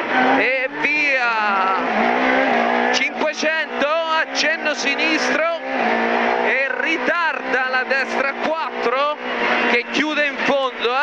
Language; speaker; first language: Italian; native; Italian